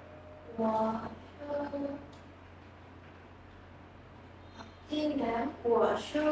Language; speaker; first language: Chinese; non-native, learner; Vietnamese